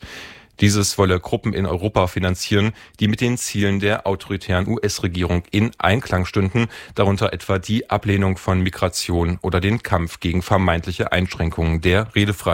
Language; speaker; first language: German; native; German